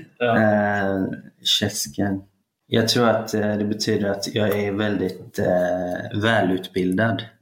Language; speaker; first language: Swedish; early bilingual, other home language; Icelandic